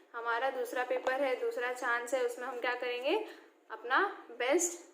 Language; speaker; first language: Hindi; non-native, local second language; Marathi